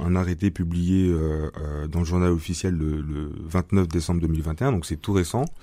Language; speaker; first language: French; native; French